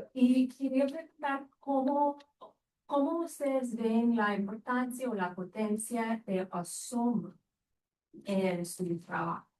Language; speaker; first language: Spanish; non-native, fluent; English